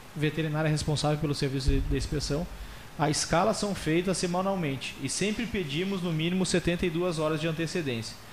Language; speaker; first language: Portuguese; native; Portuguese